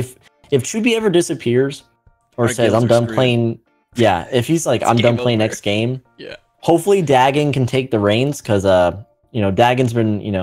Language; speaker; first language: English; native; English